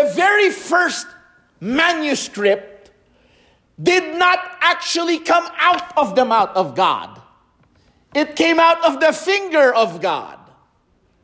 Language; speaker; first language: English; non-native, local second language; Filipino